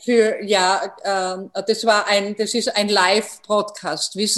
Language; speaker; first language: German; non-native, fluent; English